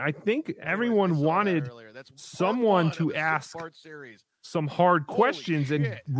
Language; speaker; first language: English; native; English